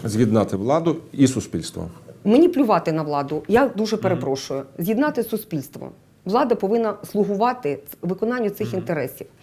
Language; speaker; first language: Ukrainian; native; Ukrainian